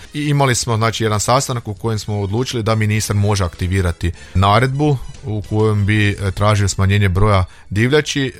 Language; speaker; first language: Croatian; native; Croatian